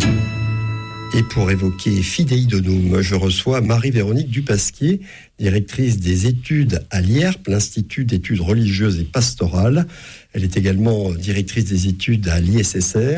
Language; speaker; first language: French; native; French